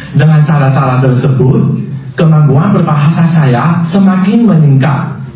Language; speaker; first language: Indonesian; non-native, learner; Chinese